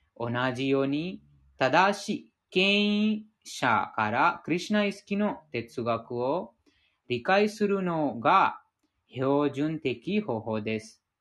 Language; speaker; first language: Japanese; non-native, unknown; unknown